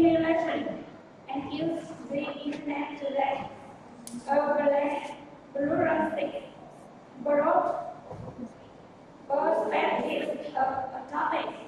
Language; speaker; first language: English; non-native, learner; Vietnamese